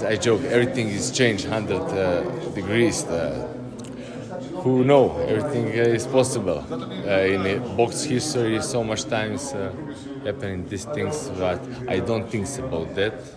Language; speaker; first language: English; non-native, learner; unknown